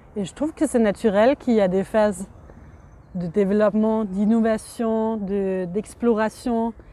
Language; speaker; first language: French; non-native, fluent; Danish